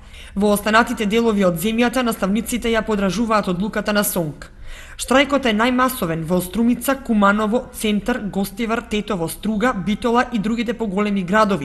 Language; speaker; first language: Macedonian; native; Macedonian